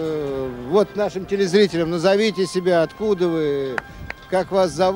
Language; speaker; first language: Russian; native; Russian